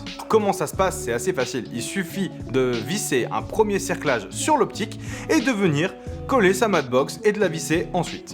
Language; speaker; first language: French; native; French